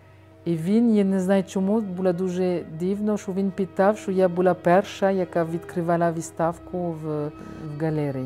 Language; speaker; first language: Ukrainian; non-native, fluent; French